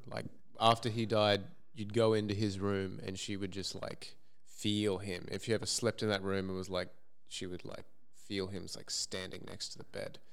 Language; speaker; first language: English; native; English